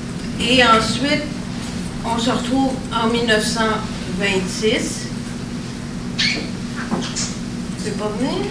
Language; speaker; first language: French; native; French